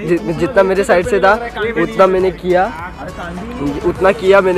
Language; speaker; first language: Hindi; non-native, local second language; Marathi